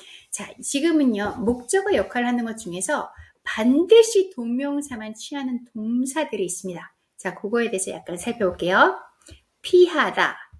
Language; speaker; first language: Korean; native; Korean